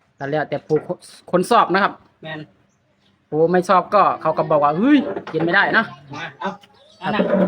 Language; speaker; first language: Thai; native; Thai